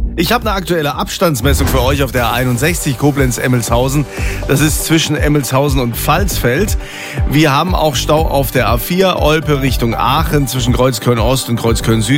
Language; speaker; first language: German; native; German